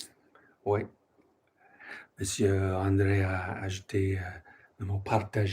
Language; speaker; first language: French; non-native, learner; English